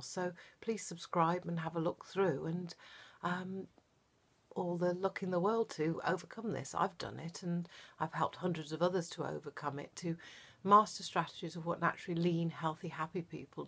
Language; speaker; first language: English; native; English